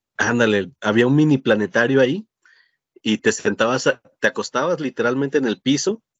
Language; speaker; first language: Spanish; native; Spanish